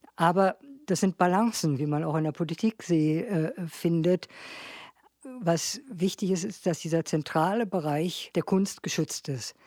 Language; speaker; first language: German; native; German